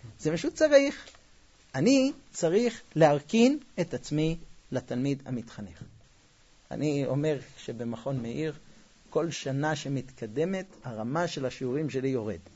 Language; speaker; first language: Hebrew; non-native, fluent; English